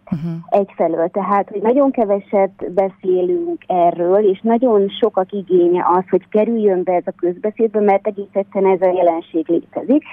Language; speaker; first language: Hungarian; native; Hungarian